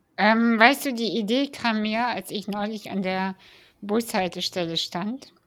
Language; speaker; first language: German; early bilingual, other home language; Russian